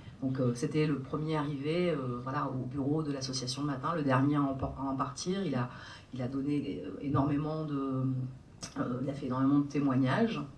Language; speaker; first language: French; native; French